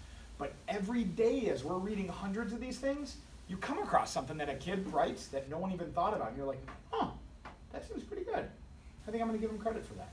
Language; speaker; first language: English; native; English